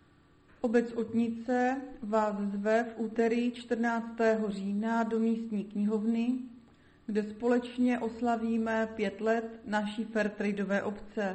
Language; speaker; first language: Czech; native; Czech